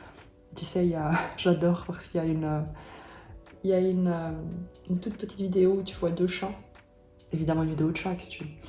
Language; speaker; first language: French; native; French